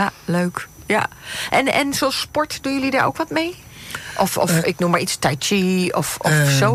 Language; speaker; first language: Dutch; native; Dutch